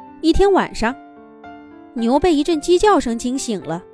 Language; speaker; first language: Chinese; native; Chinese